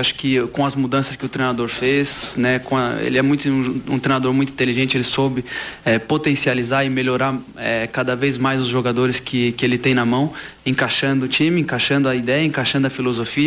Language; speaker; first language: Portuguese; native; Portuguese